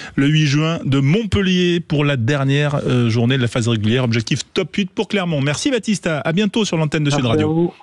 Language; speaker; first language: French; native; French